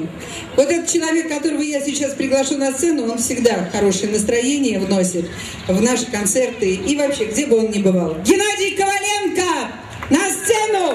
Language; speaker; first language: Russian; native; Russian